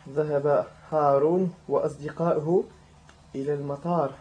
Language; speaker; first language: Arabic; non-native, learner; French